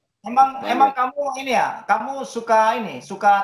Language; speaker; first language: Indonesian; native; Indonesian